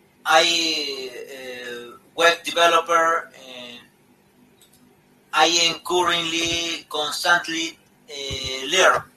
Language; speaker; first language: English; non-native, learner; Spanish